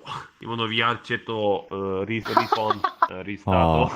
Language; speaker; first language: Japanese; non-native, learner; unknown